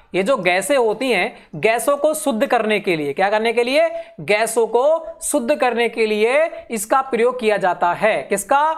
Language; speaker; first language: Hindi; native; Hindi